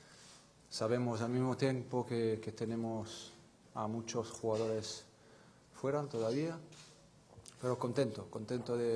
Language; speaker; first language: Spanish; non-native, fluent; French